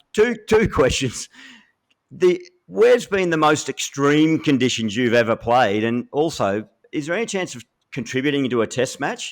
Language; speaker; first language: English; native; English